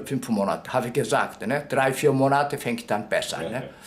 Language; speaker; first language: German; non-native, learner; Korean